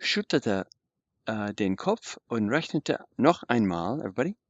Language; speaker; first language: German; non-native, fluent; English